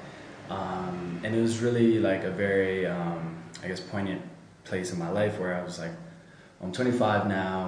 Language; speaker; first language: English; native; English